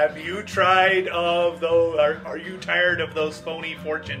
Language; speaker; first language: English; native; English